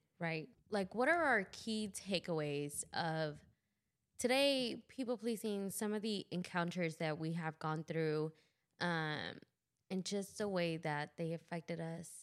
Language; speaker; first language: English; early bilingual, other home language; Spanish